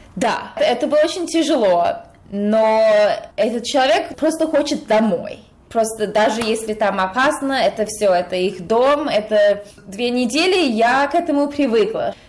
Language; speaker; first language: Russian; early bilingual, heritage; Russian